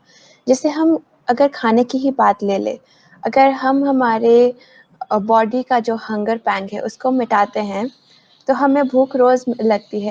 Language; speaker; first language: Hindi; native; Hindi